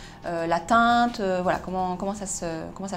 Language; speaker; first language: French; native; French